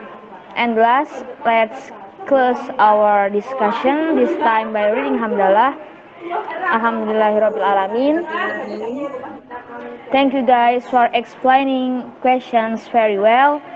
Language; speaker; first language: English; non-native, learner; Indonesian